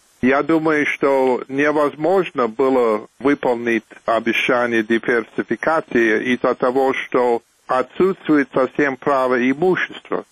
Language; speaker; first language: Russian; non-native, fluent; English